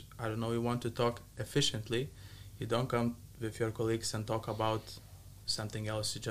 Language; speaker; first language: English; non-native, learner; Lithuanian